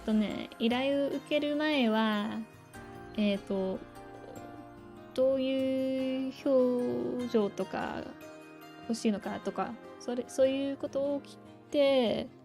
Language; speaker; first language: Japanese; non-native, fluent; English